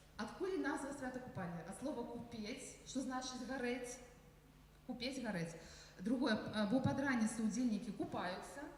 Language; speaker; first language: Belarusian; non-native, local second language; Russian